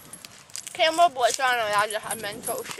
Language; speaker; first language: English; native; English